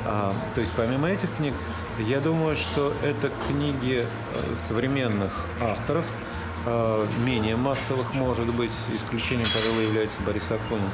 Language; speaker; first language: Russian; native; Russian